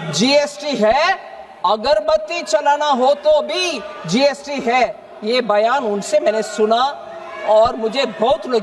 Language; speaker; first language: Hindi; non-native, local second language; Tamil